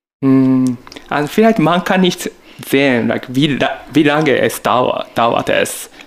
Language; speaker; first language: German; non-native, learner; Japanese